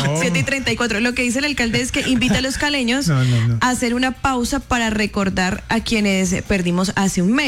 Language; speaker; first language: Spanish; native; Spanish